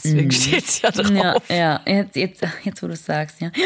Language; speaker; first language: German; native; German